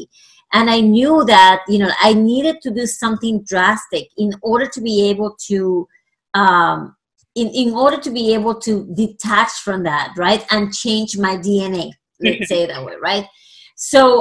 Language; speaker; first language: English; non-native, fluent; Spanish